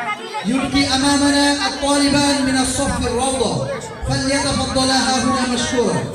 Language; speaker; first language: Arabic; non-native, learner; Bangla